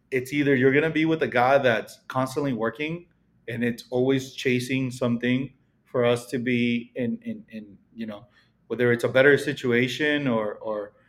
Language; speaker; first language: English; early bilingual, other home language; Spanish